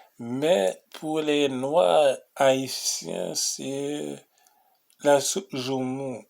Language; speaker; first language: French; non-native, local second language; Haitian Creole